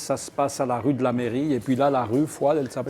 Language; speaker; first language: French; native; French